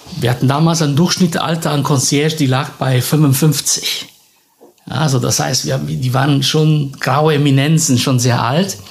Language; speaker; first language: German; non-native, fluent; Italian